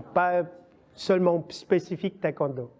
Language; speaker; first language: French; non-native, learner; Vietnamese